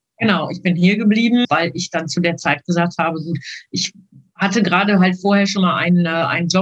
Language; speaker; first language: German; native; German